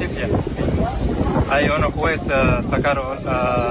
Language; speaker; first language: Spanish; non-native, learner; Arabic